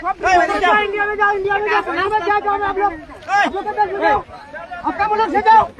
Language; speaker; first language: Hindi; non-native, learner; Bangla